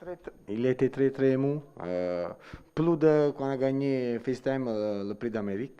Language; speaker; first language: French; non-native, learner; Italian